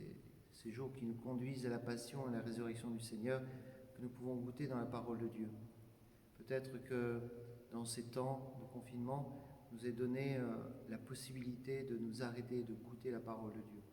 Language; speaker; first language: French; native; French